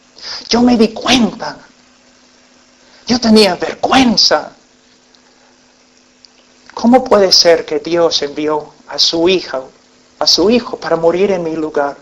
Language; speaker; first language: Spanish; non-native, fluent; English